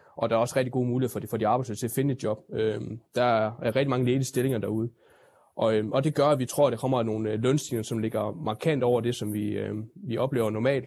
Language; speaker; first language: Danish; native; Danish